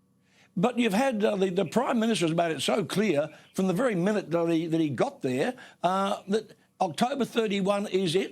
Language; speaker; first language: English; native; English